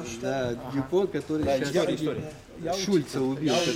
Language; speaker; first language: Russian; native; Russian